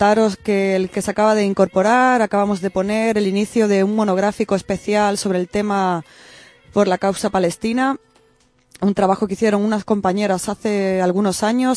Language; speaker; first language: Spanish; native; Spanish